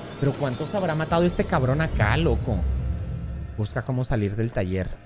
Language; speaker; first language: Spanish; native; Spanish